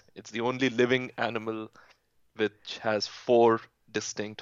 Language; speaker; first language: English; non-native, local second language; Hindi